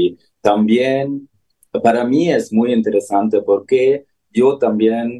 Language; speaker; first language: Spanish; non-native, learner; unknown